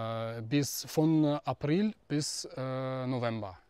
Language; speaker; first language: German; non-native, fluent; Russian